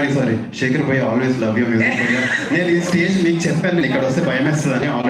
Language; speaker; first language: Telugu; native; Telugu